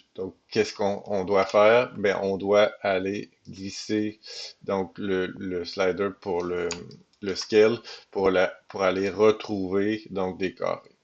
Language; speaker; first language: French; native; French